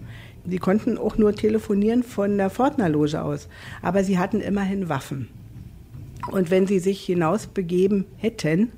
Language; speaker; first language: German; native; German